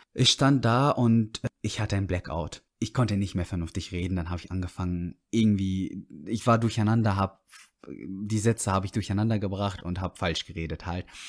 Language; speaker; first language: German; non-native, fluent; Arabic